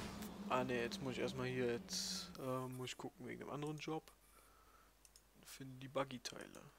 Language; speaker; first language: German; native; German